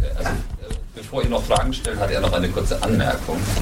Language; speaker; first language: German; native; German